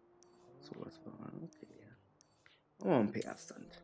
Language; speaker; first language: German; native; German